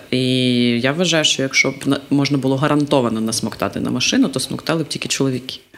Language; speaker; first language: Ukrainian; non-native, local second language; Russian